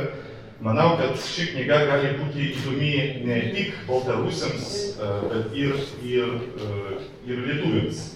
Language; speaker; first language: Lithuanian; non-native, learner; Belarusian